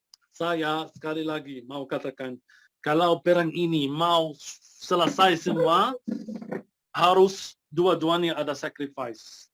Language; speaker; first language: Indonesian; non-native, fluent; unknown